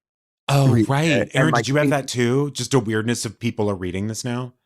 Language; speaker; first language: English; native; English